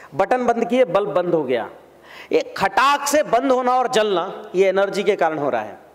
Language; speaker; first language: Hindi; native; Hindi